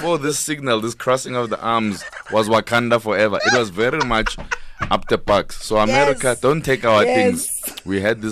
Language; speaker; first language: English; non-native, local second language; Zulu